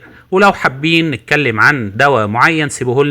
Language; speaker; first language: Arabic; native; Arabic